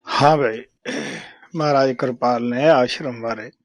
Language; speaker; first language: Hindi; non-native, local second language; Punjabi